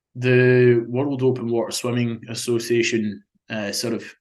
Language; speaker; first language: English; native; English